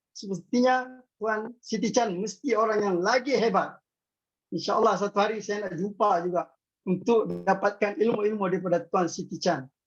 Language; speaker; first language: Malay; native; Malay